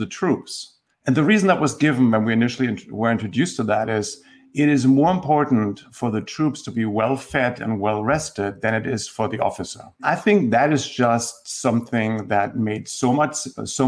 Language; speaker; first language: English; non-native, fluent; German